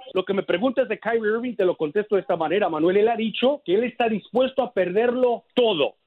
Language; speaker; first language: Spanish; early bilingual, heritage; Spanish